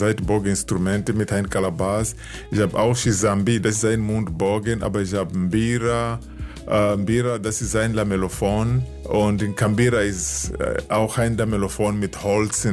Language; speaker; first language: German; non-native, learner; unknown